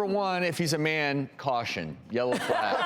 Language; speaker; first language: English; native; English